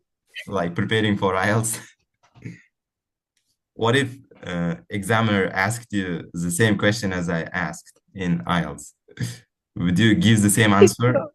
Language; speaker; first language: English; non-native, fluent; Uzbek